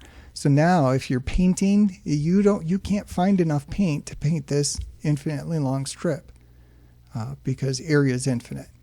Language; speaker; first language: English; native; English